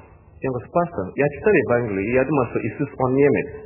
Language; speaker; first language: Russian; non-native, learner; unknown